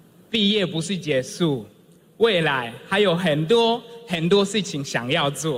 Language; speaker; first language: Chinese; non-native, fluent; Swahili